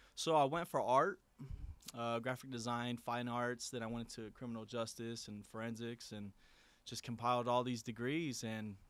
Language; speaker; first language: English; native; English